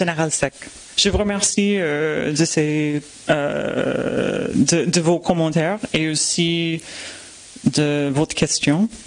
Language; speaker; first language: French; non-native, fluent; English